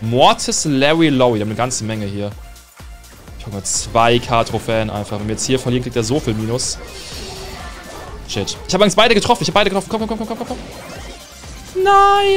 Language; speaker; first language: German; native; German